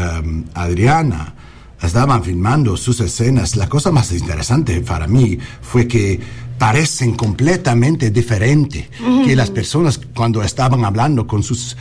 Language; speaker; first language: Spanish; early bilingual, heritage; English